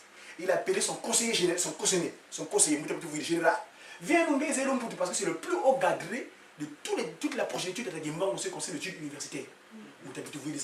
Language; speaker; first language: French; non-native, local second language; Kongo